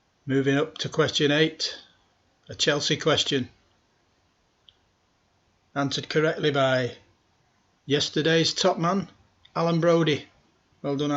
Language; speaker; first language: English; native; English